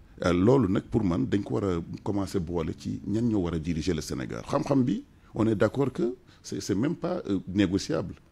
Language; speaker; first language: French; non-native, local second language; Wolof